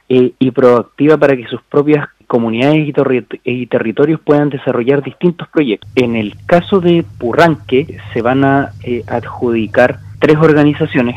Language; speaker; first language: Spanish; native; Spanish